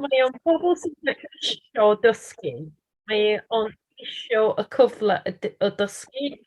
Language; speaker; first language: Welsh; non-native, learner; English